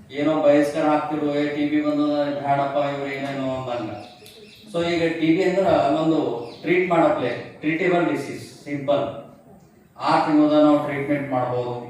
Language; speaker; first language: Kannada; native; Kannada